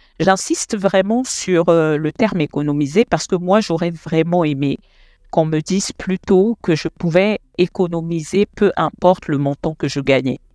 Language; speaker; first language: French; non-native, local second language; Lingala